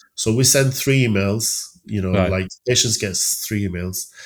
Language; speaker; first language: English; early bilingual, other home language; Persian